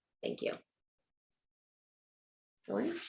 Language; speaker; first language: English; native; English